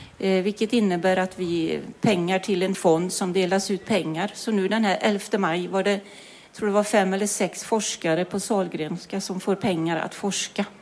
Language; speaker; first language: Swedish; native; Swedish